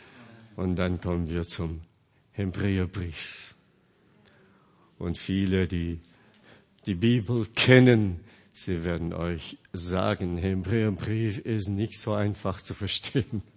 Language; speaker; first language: German; non-native, fluent; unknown